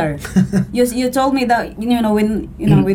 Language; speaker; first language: English; non-native, local second language; Cebuano